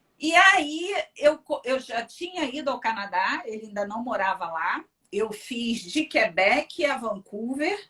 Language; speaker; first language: Portuguese; early bilingual, other home language; Spanish